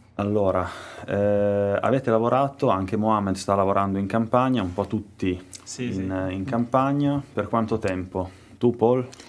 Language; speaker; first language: Italian; native; Italian